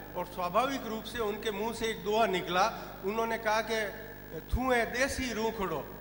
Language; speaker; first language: Hindi; non-native, local second language; Rajasthani